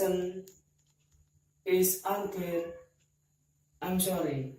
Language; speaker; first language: English; non-native, learner; Indonesian